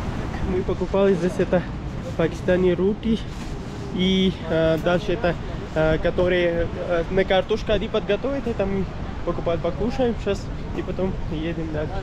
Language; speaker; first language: Russian; non-native, learner; Pashto